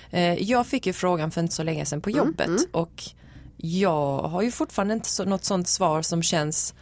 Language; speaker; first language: Swedish; early bilingual, other home language; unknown